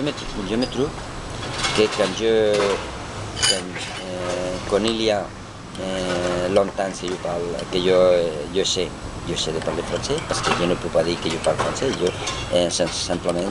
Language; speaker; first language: French; non-native, learner; Spanish